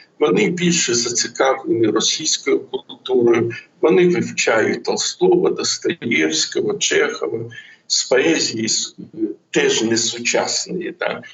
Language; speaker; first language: Ukrainian; non-native, local second language; Russian